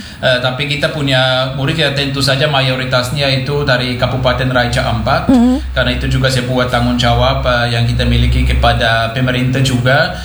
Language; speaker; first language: Indonesian; non-native, fluent; German